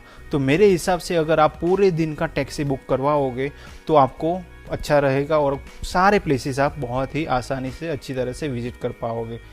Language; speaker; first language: Hindi; native; Hindi